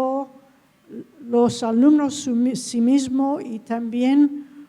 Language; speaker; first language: Spanish; non-native, fluent; English